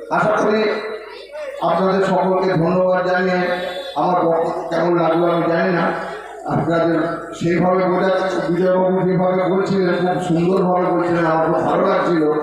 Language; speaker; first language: Bangla; native; Bangla